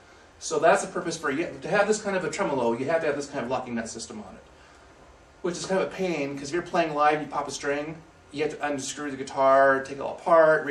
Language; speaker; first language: English; native; English